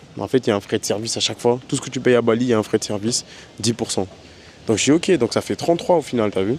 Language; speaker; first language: French; native; French